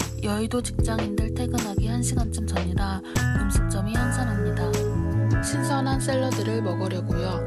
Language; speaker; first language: Korean; native; Korean